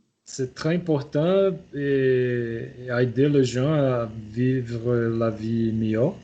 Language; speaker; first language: French; non-native, learner; Portuguese